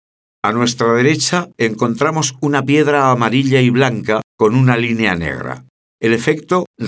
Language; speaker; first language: Spanish; native; Spanish